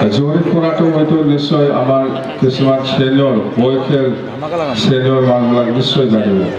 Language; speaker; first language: Assamese; non-native, local second language; Bodo